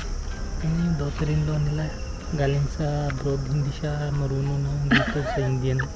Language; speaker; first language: Filipino; non-native, learner; Hindi